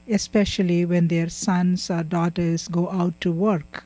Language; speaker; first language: English; non-native, local second language; Tamil